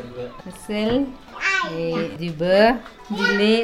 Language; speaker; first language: French; non-native, learner; Tibetan